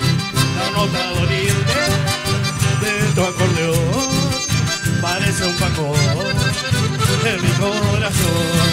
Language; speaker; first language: Spanish; native; Spanish